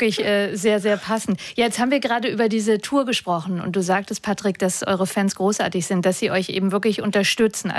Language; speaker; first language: German; native; German